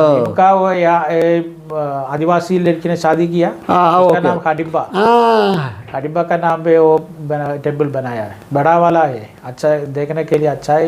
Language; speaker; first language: Hindi; non-native, local second language; Malayalam